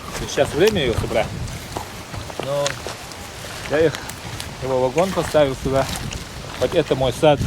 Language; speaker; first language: Russian; non-native, local second language; Chechen